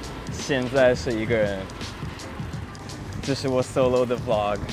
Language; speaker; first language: Chinese; non-native, fluent; English